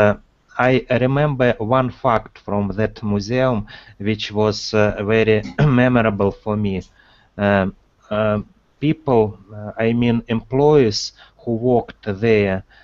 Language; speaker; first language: English; non-native, learner; Russian